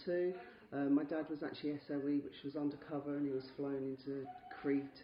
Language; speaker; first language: English; native; English